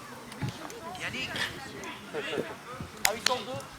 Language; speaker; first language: French; native; French